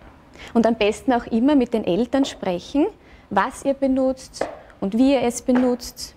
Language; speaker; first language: German; native; German